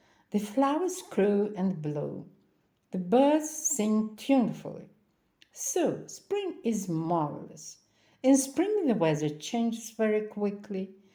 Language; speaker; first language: English; non-native, fluent; Ukrainian